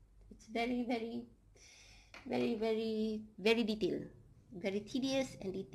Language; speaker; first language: English; non-native, local second language; Malay